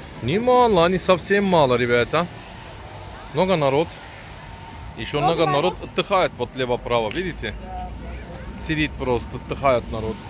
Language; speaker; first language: Russian; non-native, learner; Turkish